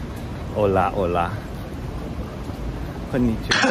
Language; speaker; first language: Japanese; non-native, learner; Korean